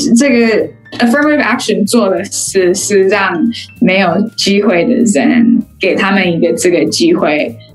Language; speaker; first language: Chinese; early bilingual, heritage; Chinese